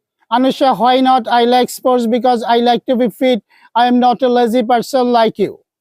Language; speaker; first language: English; non-native, local second language; Bangla